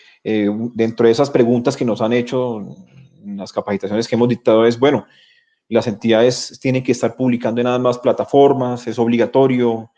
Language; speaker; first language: Spanish; native; Spanish